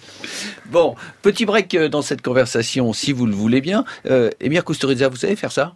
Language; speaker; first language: French; native; French